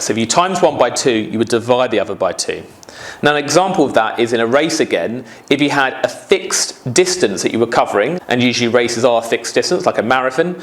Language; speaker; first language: English; native; English